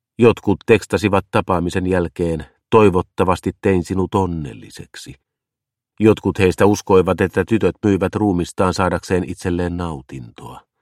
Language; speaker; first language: Finnish; native; Finnish